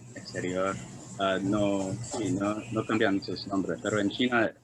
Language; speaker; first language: Spanish; non-native, fluent; Chinese